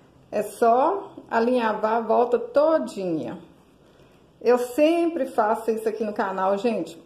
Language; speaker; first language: Portuguese; native; Portuguese